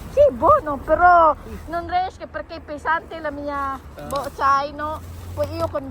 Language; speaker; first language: Italian; non-native, learner; Filipino